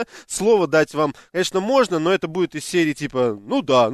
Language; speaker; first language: Russian; native; Russian